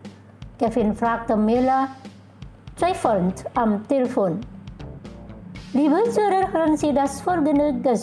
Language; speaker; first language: German; non-native, fluent; Indonesian